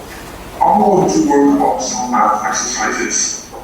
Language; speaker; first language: English; non-native, learner; Indonesian